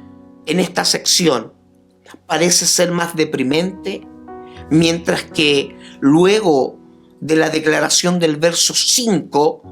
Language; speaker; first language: Spanish; native; Spanish